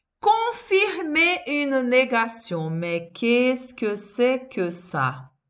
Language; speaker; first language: French; non-native, fluent; Portuguese